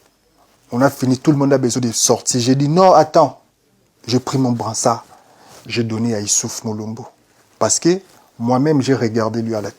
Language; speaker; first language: French; non-native, local second language; Lingala